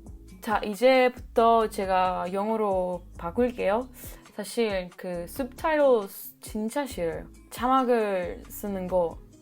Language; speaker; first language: Korean; non-native, learner; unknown